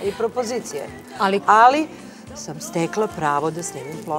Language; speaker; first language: Serbian; native; Serbian